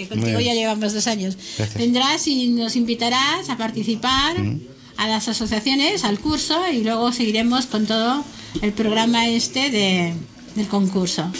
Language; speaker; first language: Spanish; native; Spanish